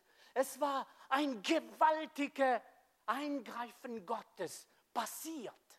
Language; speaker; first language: German; non-native, fluent; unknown